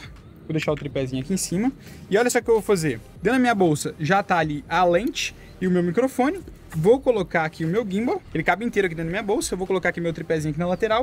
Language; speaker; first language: Portuguese; native; Portuguese